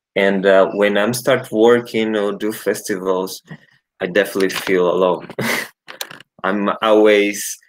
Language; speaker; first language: English; non-native, learner; Portuguese